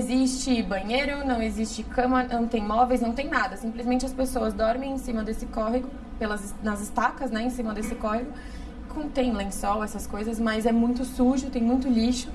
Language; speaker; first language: Portuguese; native; Portuguese